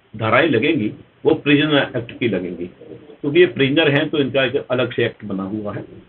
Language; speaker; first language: Hindi; non-native, local second language; Punjabi